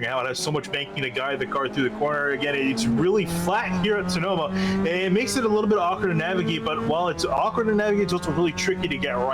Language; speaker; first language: English; native; English